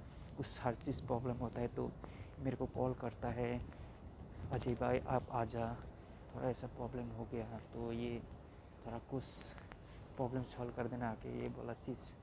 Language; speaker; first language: Hindi; non-native, local second language; Kok Borok